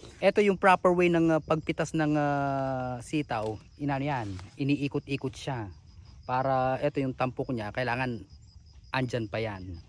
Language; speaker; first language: Filipino; non-native, local second language; Pampanga